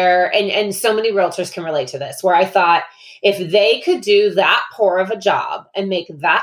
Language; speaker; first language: English; native; English